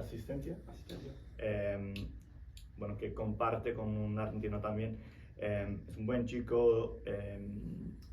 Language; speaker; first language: Spanish; non-native, fluent; English